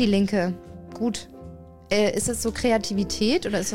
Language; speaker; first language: German; native; German